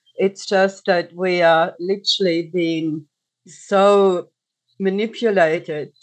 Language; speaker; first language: English; non-native, fluent; German